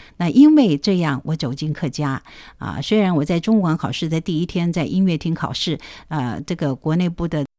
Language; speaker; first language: Chinese; native; Chinese